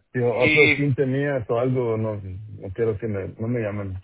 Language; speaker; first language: Spanish; non-native, local second language; English